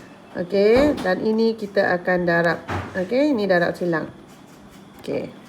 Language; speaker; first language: Malay; native; Malay